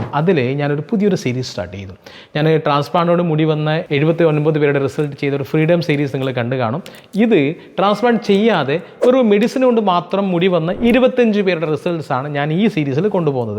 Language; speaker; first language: Malayalam; native; Malayalam